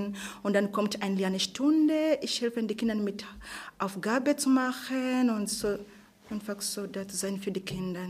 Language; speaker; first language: German; non-native, learner; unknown